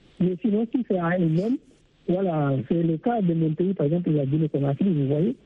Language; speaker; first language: French; non-native, local second language; Fula